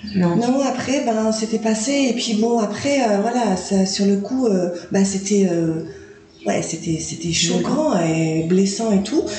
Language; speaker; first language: French; native; French